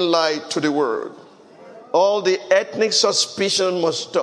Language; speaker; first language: English; non-native, local second language; Yoruba